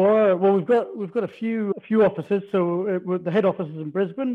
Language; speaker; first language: English; native; English